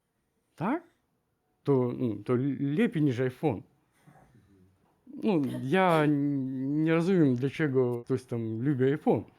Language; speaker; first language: Ukrainian; non-native, learner; Russian